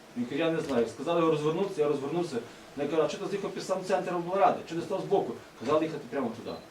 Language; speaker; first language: Ukrainian; native; Ukrainian